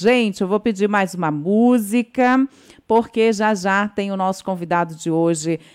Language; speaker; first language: Portuguese; native; Portuguese